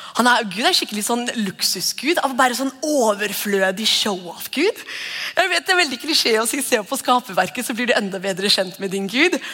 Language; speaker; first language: Norwegian; native; Norwegian